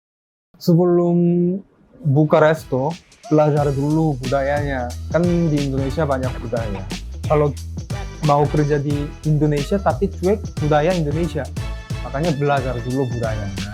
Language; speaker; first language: Indonesian; early bilingual, other home language; Korean